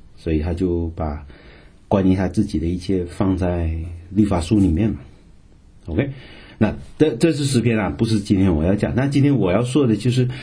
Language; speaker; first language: Chinese; native; Chinese